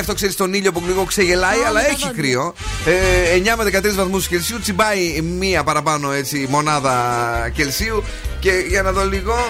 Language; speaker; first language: Greek; native; Greek